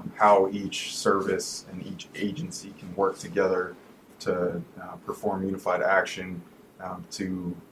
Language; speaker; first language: English; native; English